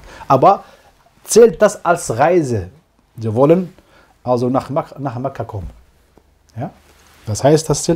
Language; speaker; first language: German; non-native, fluent; Arabic